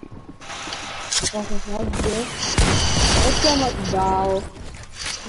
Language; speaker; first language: English; non-native, learner; Slovak